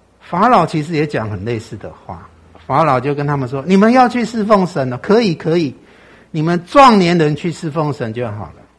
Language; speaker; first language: Chinese; native; Chinese